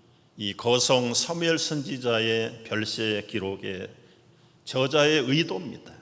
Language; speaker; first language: Korean; native; Korean